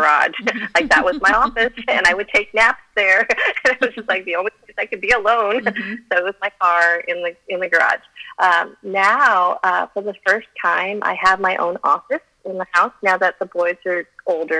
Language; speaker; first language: English; early bilingual, other home language; Chinese